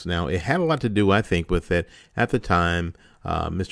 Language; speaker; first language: English; native; English